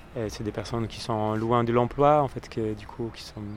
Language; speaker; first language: French; non-native, fluent; Polish